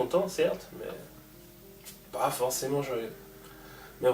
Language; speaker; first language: French; native; French